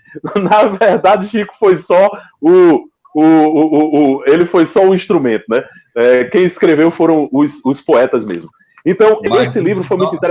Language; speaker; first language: Portuguese; native; Portuguese